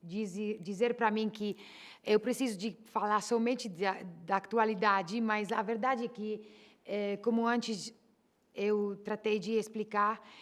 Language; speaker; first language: Portuguese; non-native, fluent; Italian